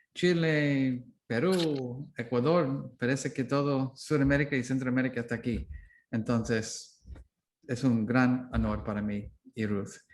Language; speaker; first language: Spanish; non-native, learner; English